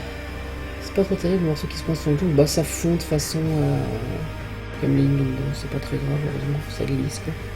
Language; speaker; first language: French; native; French